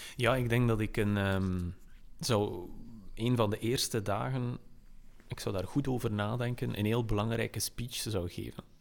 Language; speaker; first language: Dutch; native; Dutch